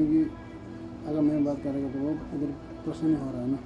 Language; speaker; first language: Hindi; non-native, learner; Tibetan